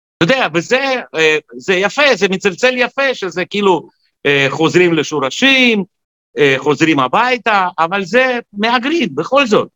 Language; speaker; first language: Hebrew; non-native, fluent; Russian